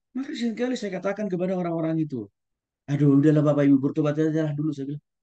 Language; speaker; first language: Indonesian; non-native, local second language; Batak Toba